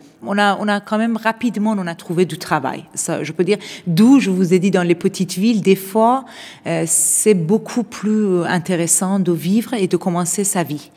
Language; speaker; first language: French; non-native, fluent; Persian